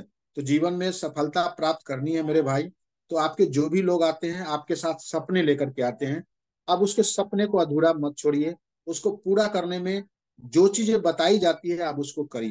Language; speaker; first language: Hindi; native; Hindi